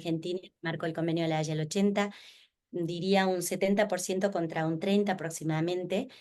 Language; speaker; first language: Spanish; native; Spanish